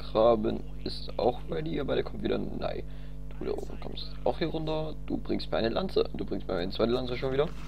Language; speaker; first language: German; native; German